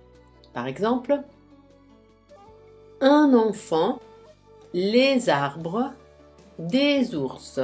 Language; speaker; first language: French; non-native, fluent; Italian